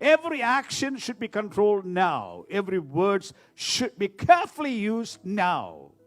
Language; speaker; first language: English; non-native, local second language; Malayalam